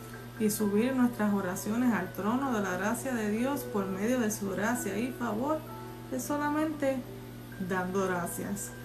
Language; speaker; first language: Spanish; native; Spanish